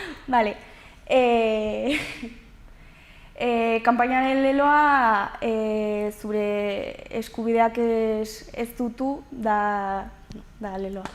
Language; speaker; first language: Basque; non-native, local second language; Spanish